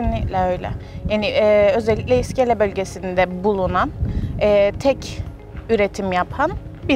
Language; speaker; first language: Turkish; native; Turkish